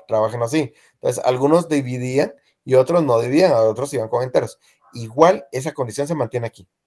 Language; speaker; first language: Spanish; native; Spanish